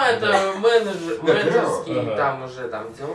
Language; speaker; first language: Russian; native; Russian